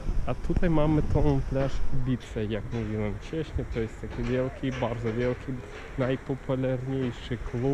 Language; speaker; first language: Polish; non-native, learner; Ukrainian